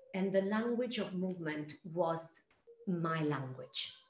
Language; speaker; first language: English; non-native, fluent; Italian